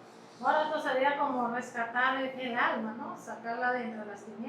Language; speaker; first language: Spanish; native; Spanish